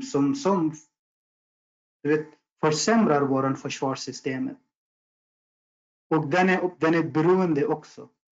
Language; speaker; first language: Swedish; non-native, fluent; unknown